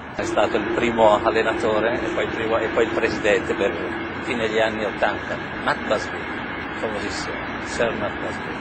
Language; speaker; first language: Italian; early bilingual, heritage; English